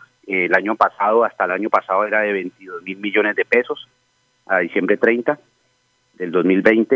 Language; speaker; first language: Spanish; native; Spanish